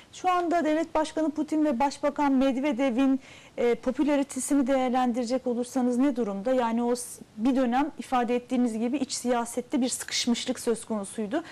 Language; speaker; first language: Turkish; native; Turkish